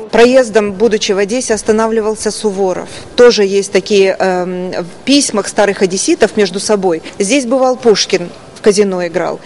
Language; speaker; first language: Russian; native; Russian